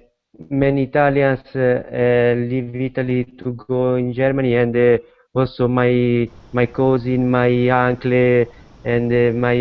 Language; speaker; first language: English; non-native, learner; Italian